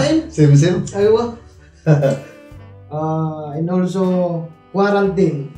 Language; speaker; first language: English; non-native, learner; Filipino